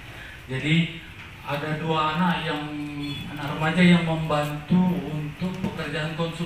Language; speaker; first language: Indonesian; native; Indonesian